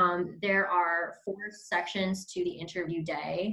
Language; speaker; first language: English; native; English